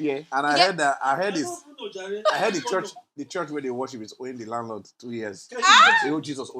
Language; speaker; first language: English; non-native, local second language; Yoruba